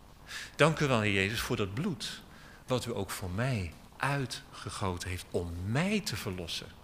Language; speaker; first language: Dutch; native; Dutch